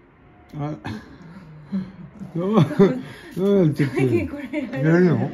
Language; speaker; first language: Japanese; native; Japanese